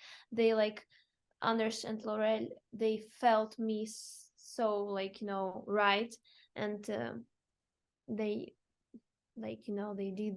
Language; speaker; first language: English; non-native, fluent; Ukrainian